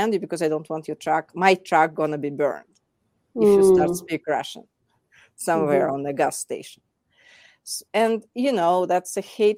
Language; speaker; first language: English; non-native, fluent; Russian